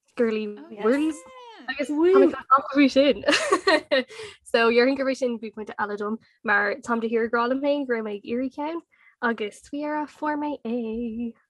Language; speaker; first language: Irish; native; Irish